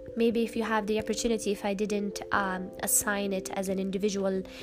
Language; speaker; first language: English; non-native, fluent; Arabic